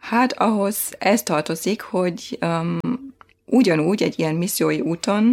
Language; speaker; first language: Hungarian; non-native, fluent; German